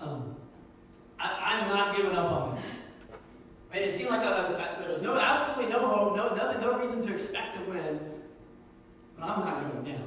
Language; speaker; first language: English; native; English